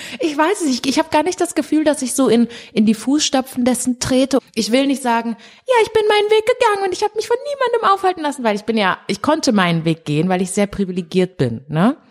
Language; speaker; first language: German; early bilingual, other home language; Portuguese